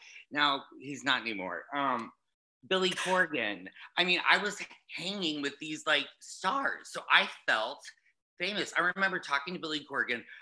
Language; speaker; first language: English; native; English